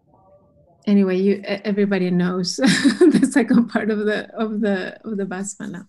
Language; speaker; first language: English; non-native, fluent; Spanish